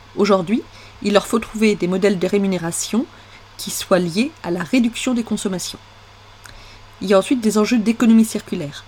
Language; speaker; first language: French; native; French